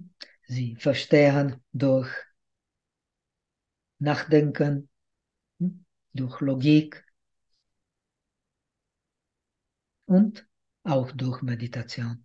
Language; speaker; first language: German; non-native, fluent; Czech